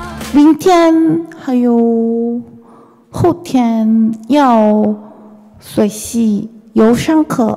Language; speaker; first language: Chinese; non-native, learner; Korean